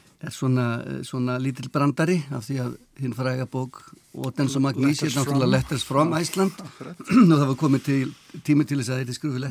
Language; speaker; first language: Icelandic; native; Icelandic